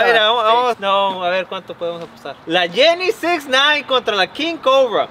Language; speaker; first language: Spanish; early bilingual, other home language; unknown